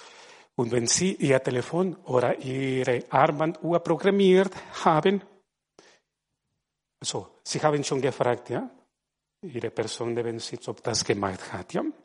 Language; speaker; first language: German; non-native, fluent; Spanish